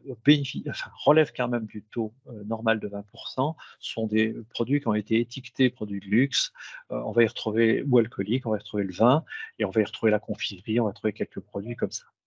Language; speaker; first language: French; native; French